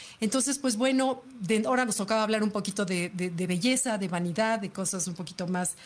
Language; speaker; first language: Spanish; native; Spanish